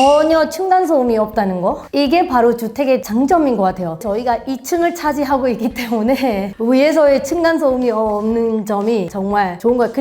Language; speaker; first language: Korean; non-native, fluent; Burmese